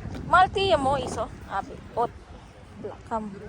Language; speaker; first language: Korean; non-native, learner; Filipino